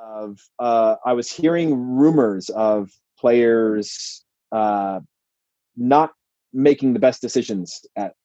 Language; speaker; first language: English; native; English